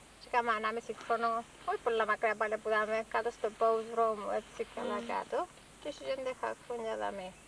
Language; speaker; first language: Greek; native; Greek